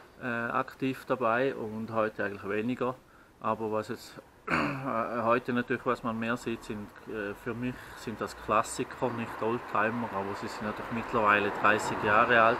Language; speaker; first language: German; native; German